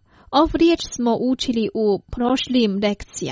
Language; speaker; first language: Croatian; non-native, fluent; Chinese